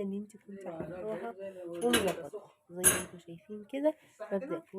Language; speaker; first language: Arabic; native; Arabic